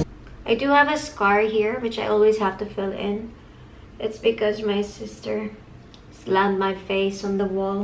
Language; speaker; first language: English; non-native, local second language; Filipino